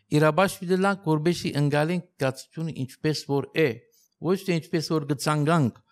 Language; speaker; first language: Armenian; native; Armenian